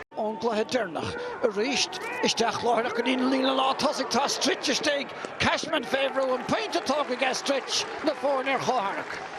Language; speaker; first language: Irish; native; Irish